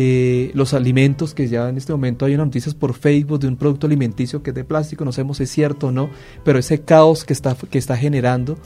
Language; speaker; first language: Spanish; native; Spanish